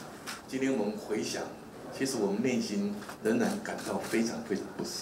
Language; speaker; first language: Chinese; native; Chinese